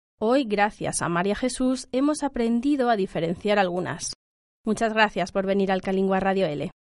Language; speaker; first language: Spanish; native; Spanish